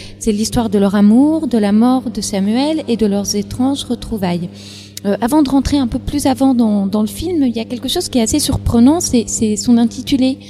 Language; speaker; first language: French; native; French